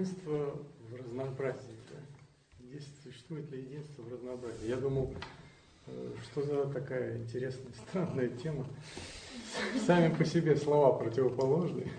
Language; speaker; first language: Russian; native; Russian